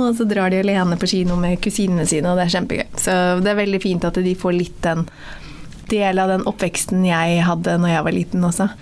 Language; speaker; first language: Norwegian; early bilingual, other home language; Somali